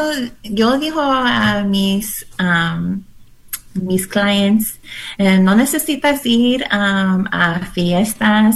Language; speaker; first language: Spanish; non-native, learner; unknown